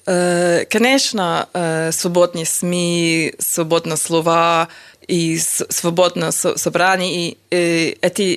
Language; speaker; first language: Russian; non-native, learner; English